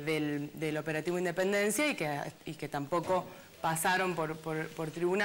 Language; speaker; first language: Spanish; native; Spanish